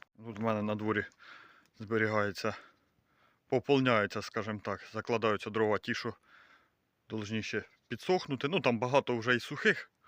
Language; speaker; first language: Ukrainian; native; Ukrainian